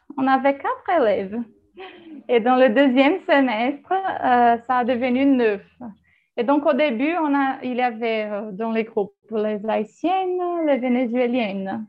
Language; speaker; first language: French; non-native, fluent; Portuguese